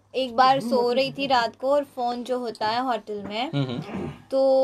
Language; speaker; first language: Hindi; non-native, local second language; Gujarati